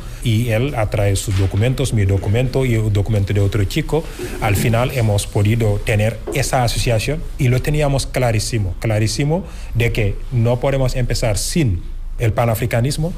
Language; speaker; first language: Spanish; non-native, fluent; Wolof